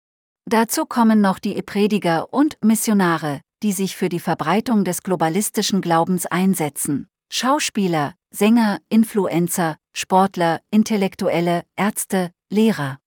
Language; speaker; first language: German; native; German